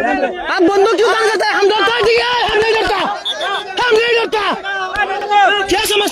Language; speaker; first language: Hindi; non-native, learner; Bangla